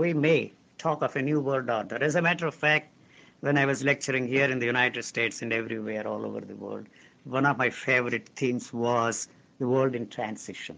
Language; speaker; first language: English; non-native, local second language; Telugu